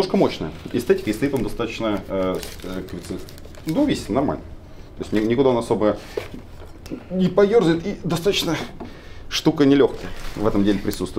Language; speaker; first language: Russian; native; Russian